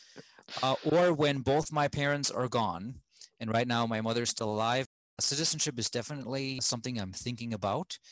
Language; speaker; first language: English; non-native, fluent; German